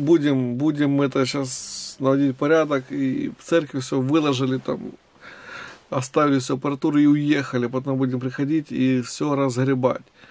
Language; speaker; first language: Russian; native; Russian